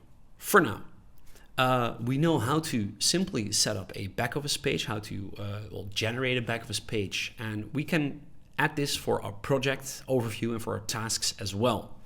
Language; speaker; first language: English; non-native, fluent; Dutch